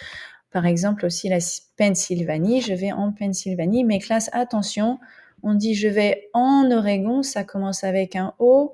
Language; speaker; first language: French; non-native, fluent; English